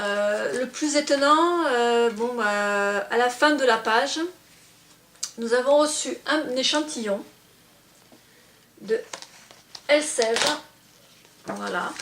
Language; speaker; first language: French; native; French